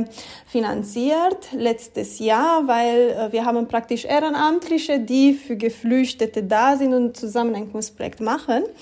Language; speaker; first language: German; non-native, fluent; Romanian